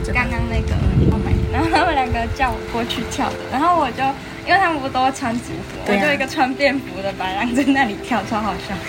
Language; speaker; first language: Chinese; native; Chinese